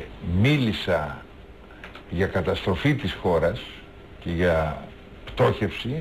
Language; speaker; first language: Greek; native; Greek